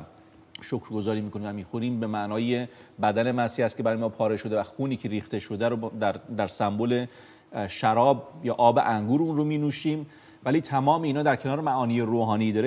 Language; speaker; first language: Persian; native; Persian